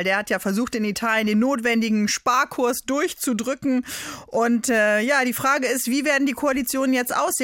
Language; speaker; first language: German; native; German